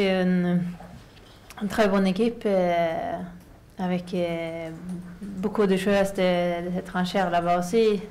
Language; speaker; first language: French; non-native, fluent; Swedish